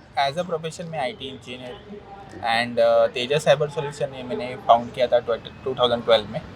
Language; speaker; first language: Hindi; non-native, local second language; Marathi